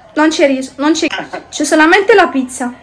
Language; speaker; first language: Italian; non-native, fluent; Arabic